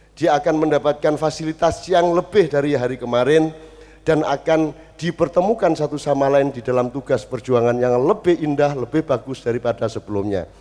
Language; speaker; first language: Indonesian; non-native, local second language; Javanese